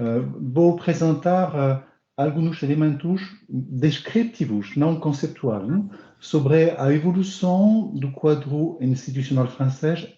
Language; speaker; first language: Portuguese; non-native, learner; French